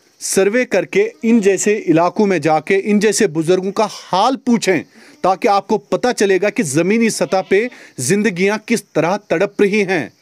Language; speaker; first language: Hindi; non-native, local second language; Kashmiri